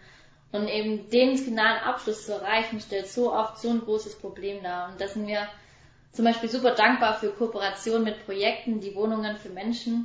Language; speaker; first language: German; native; German